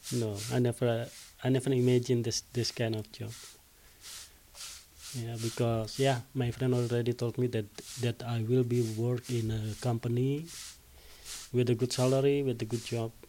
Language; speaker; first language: English; non-native, learner; Indonesian